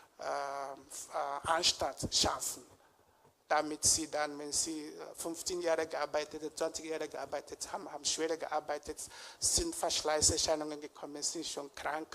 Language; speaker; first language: German; non-native, fluent; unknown